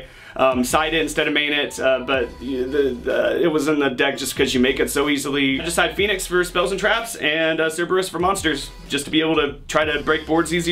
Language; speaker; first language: English; native; English